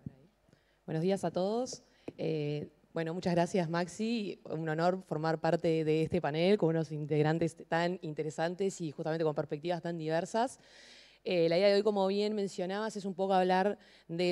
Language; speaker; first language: Spanish; native; Spanish